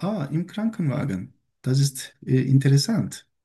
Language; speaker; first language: German; non-native, learner; Turkish